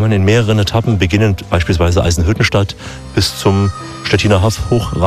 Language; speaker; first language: German; native; German